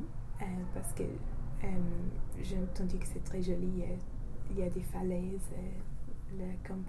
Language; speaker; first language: French; non-native, fluent; English